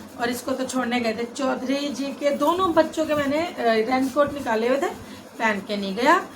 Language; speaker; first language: Hindi; native; Hindi